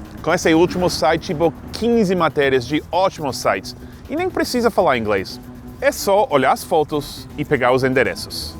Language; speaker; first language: Portuguese; non-native, fluent; English